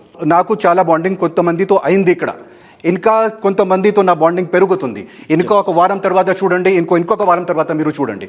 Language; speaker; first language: Telugu; non-native, fluent; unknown